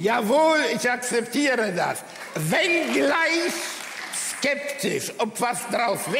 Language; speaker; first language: German; early bilingual, other home language; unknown